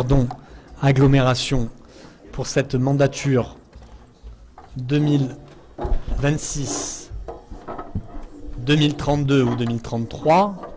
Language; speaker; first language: French; native; French